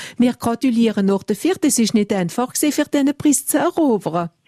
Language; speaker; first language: German; non-native, local second language; French